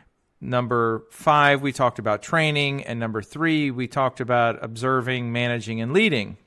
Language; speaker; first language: English; native; English